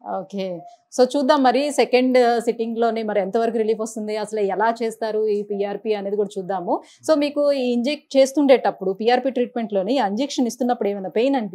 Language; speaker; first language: Telugu; native; Telugu